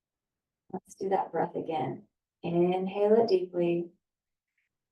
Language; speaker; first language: English; native; English